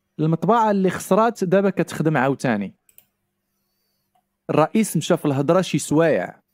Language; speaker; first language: Arabic; non-native, learner; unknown